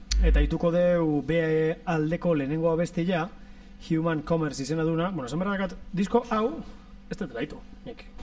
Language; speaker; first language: Basque; native; Basque